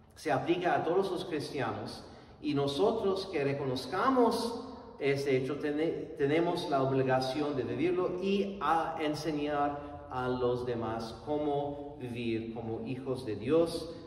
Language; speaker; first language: Spanish; non-native, fluent; English